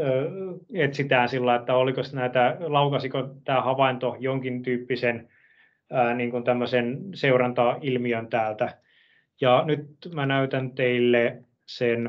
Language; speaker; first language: Finnish; native; Finnish